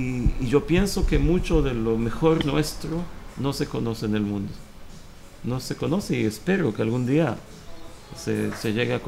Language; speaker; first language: Spanish; early bilingual, heritage; Hebrew